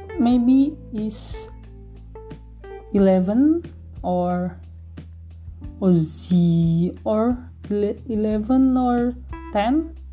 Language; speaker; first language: English; non-native, learner; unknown